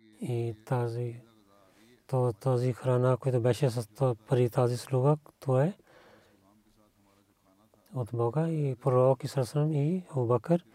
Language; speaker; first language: Bulgarian; non-native, learner; Urdu